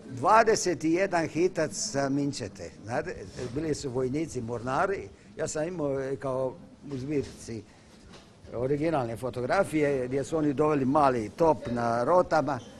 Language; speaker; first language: Croatian; native; Croatian